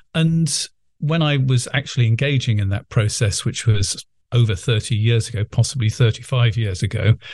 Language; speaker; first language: English; native; English